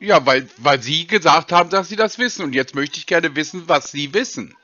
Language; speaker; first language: German; native; German